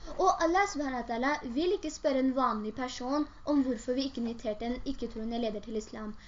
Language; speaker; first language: Norwegian; early bilingual, other home language; Urdu